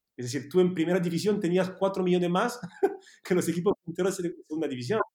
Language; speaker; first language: Spanish; non-native, fluent; French